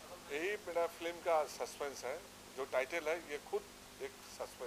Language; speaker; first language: Hindi; non-native, local second language; Assamese